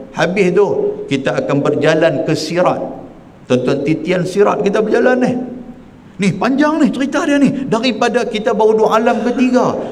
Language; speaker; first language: Malay; native; Malay